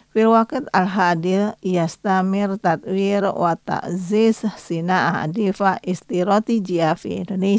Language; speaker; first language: Arabic; non-native, fluent; Indonesian